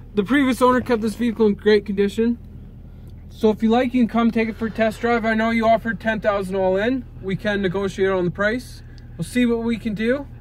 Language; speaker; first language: English; native; English